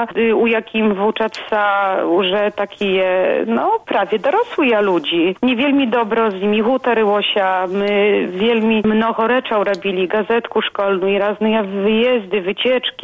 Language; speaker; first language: Polish; non-native, local second language; Belarusian